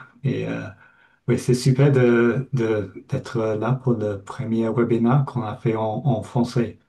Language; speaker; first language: French; non-native, fluent; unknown